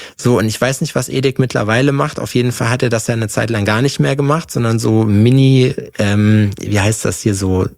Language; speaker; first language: German; native; German